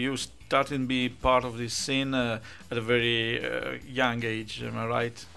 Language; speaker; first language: English; non-native, fluent; Italian